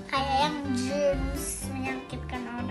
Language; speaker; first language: Indonesian; early bilingual, heritage; Indonesian